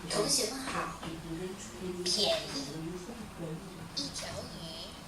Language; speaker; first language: Chinese; non-native, learner; French